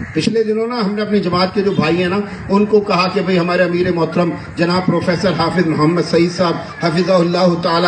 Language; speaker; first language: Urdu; non-native, local second language; Punjabi